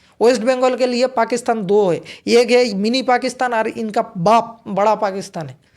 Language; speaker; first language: Hindi; non-native, local second language; Bangla